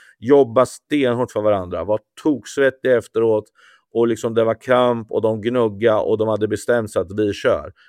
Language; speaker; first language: Swedish; native; Swedish